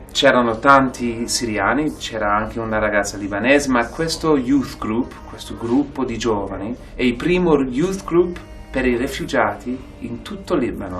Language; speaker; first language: Italian; non-native, fluent; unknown